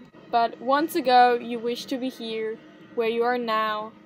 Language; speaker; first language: English; non-native, fluent; German